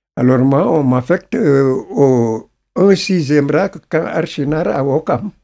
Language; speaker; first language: French; non-native, local second language; Wolof